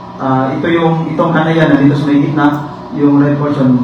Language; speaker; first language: English; non-native, local second language; Cebuano